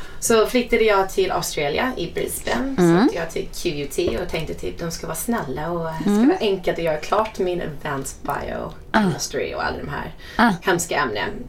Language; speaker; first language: Swedish; non-native, fluent; English